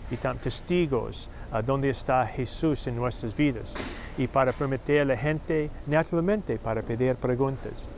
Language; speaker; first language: Spanish; non-native, learner; English